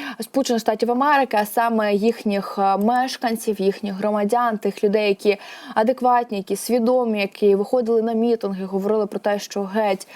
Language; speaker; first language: Ukrainian; native; Ukrainian